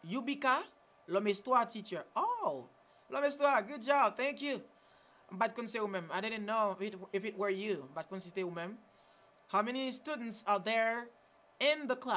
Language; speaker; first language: English; non-native, fluent; Haitian Creole